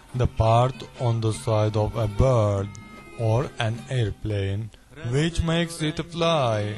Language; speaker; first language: English; non-native, learner; Turkish